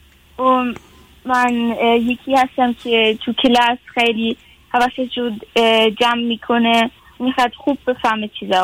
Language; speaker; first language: Persian; early bilingual, heritage; Persian